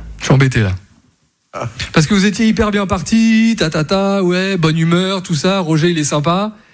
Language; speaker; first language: French; native; French